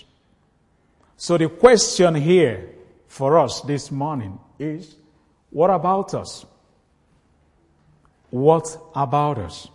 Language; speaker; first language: English; non-native, local second language; Igbo